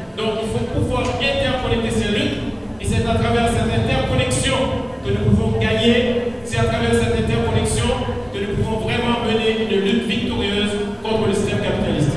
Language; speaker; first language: French; non-native, local second language; Haitian Creole